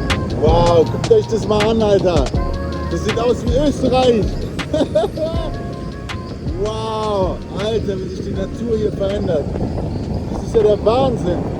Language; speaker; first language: German; native; German